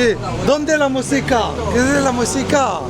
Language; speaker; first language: Spanish; non-native, learner; French